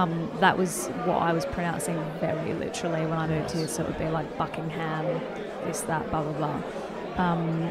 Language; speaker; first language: English; native; English